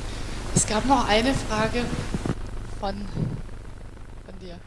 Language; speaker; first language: German; native; German